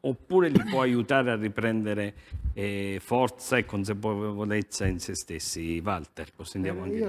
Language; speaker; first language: Italian; native; Italian